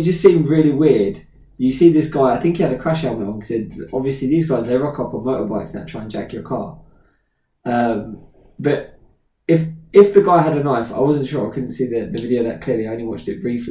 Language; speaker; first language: English; native; English